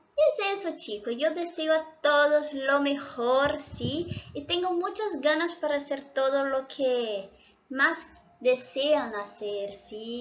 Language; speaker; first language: Spanish; non-native, fluent; Portuguese